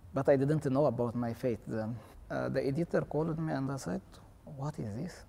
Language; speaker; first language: English; non-native, fluent; Tigrinya